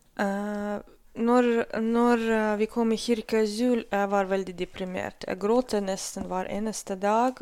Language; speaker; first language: Norwegian; non-native, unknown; Russian